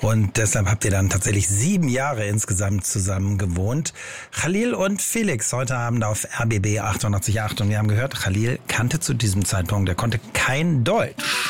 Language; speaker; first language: German; native; German